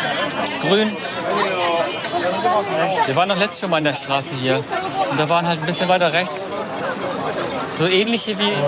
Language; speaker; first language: German; native; German